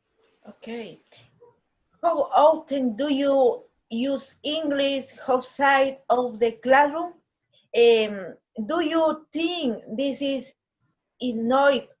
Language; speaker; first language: English; non-native, learner; Spanish